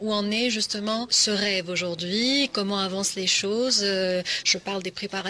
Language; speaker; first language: French; non-native, fluent; Italian